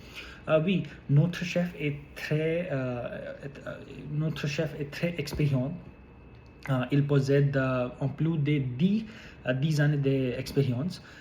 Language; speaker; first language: French; non-native, learner; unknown